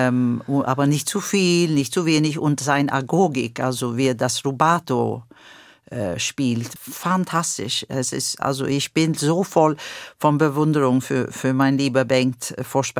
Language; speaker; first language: German; non-native, fluent; Swedish